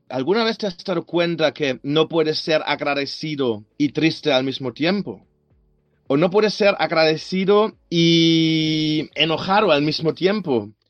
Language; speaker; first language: Spanish; non-native, fluent; German